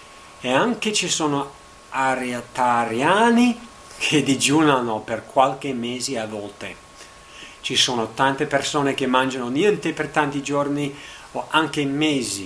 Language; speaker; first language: Italian; non-native, learner; English